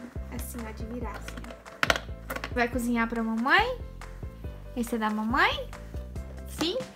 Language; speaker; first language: Portuguese; native; Portuguese